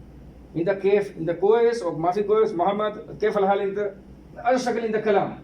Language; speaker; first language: Arabic; non-native, learner; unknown